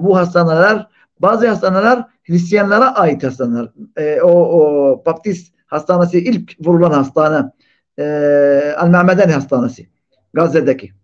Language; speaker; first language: Turkish; non-native, fluent; Arabic